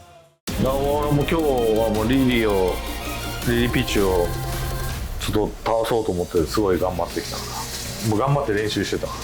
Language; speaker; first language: Japanese; native; Japanese